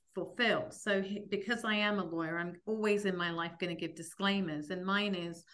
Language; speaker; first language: English; native; English